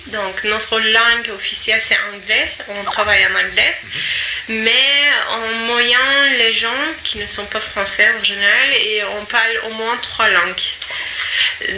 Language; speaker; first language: French; non-native, fluent; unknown